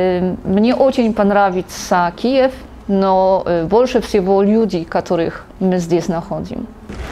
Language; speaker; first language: Ukrainian; non-native, learner; Polish